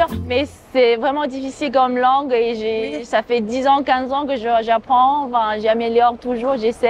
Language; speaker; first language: French; non-native, fluent; Chinese